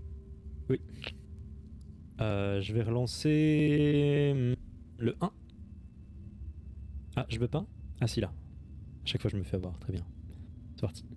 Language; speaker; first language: French; native; French